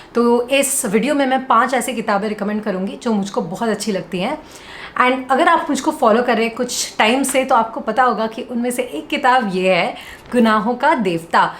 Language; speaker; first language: Hindi; non-native, local second language; Bangla